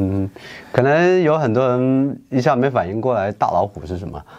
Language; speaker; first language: Chinese; native; Chinese